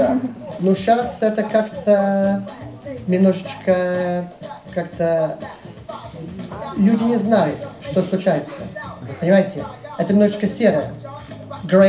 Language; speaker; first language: Russian; early bilingual, heritage; English